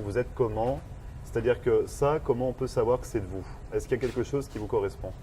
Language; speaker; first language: French; native; French